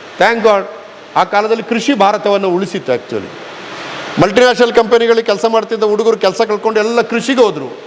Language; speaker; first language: Kannada; native; Kannada